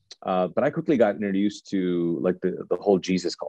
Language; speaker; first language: English; non-native, fluent; Urdu